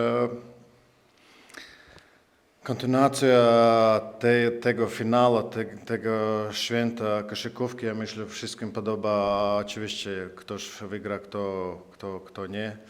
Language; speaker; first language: Polish; non-native, learner; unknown